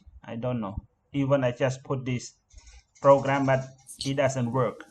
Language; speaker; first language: English; non-native, learner; Khmer